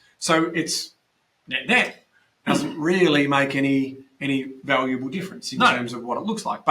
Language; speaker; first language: English; native; English